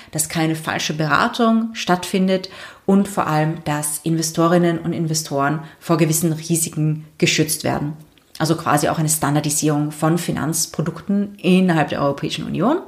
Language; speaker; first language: German; native; German